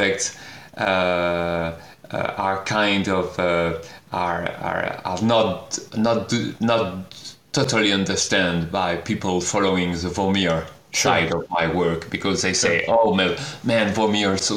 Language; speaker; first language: English; non-native, fluent; French